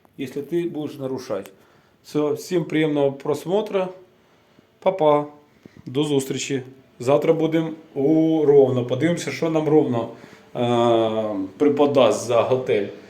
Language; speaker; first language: Ukrainian; non-native, local second language; Russian